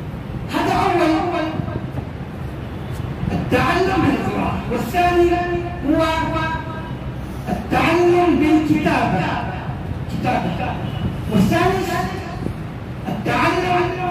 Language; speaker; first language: Arabic; non-native, fluent; Urdu